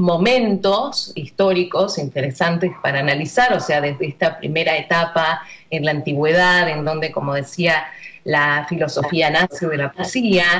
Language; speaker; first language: Spanish; native; Spanish